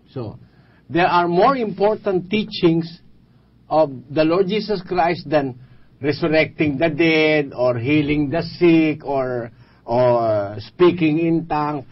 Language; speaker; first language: English; non-native, local second language; Pampanga